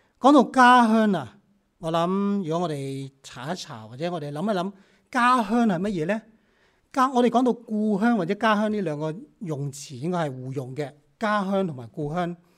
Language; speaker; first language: Chinese; non-native, local second language; Cantonese